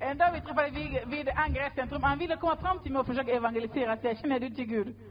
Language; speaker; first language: Swedish; non-native, fluent; French